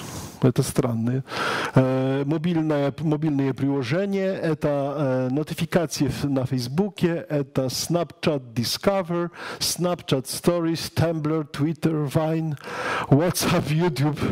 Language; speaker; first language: Russian; non-native, learner; Polish